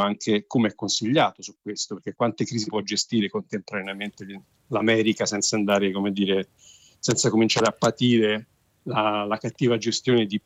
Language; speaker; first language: Italian; native; Italian